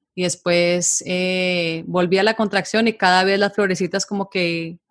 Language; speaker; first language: Spanish; native; Spanish